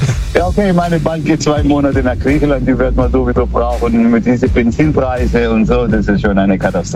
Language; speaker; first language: German; early bilingual, other home language; Greek